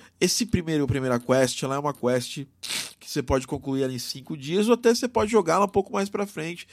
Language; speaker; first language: Portuguese; native; Portuguese